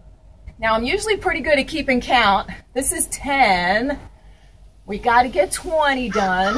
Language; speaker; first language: English; native; English